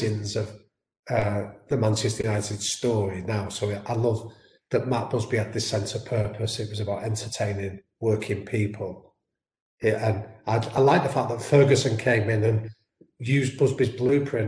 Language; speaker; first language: English; native; English